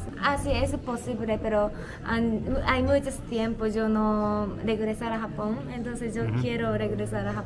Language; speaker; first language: Spanish; non-native, learner; Japanese